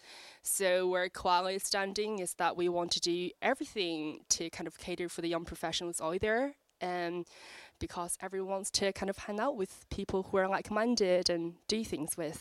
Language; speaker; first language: English; native; English